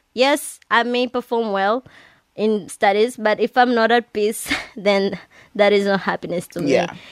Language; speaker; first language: English; non-native, local second language; Swahili